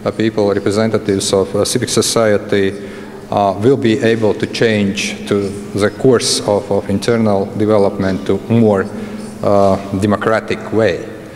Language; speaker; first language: English; non-native, fluent; Latvian